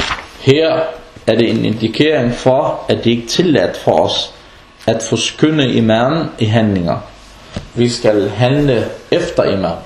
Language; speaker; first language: Danish; non-native, fluent; Arabic